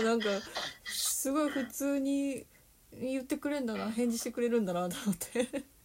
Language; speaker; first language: Japanese; native; Japanese